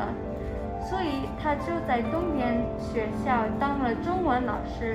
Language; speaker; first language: Chinese; non-native, fluent; English